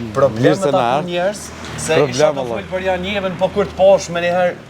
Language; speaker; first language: Albanian; native; Albanian